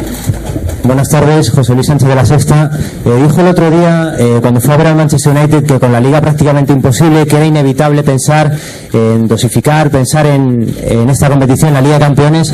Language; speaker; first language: Spanish; native; Spanish